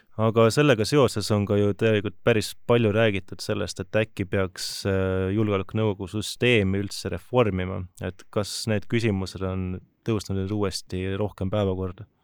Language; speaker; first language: Estonian; native; Estonian